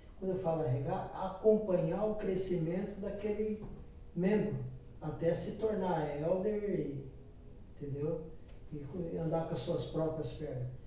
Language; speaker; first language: Portuguese; native; Portuguese